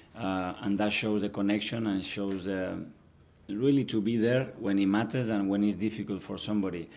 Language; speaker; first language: English; non-native, fluent; Spanish